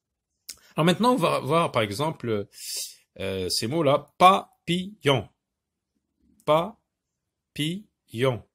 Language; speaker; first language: French; non-native, local second language; Arabic